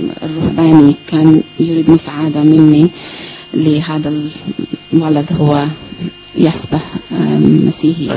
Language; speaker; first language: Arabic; non-native, learner; English